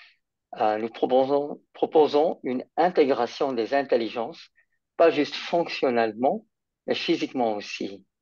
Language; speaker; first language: French; non-native, fluent; English